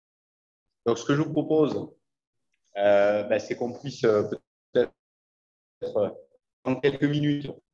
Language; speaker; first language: French; native; French